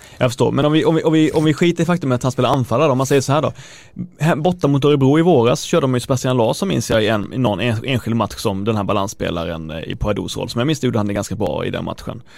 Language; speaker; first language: Swedish; native; Swedish